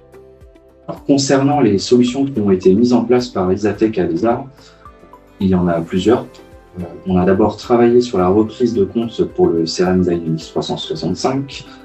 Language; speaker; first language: French; native; French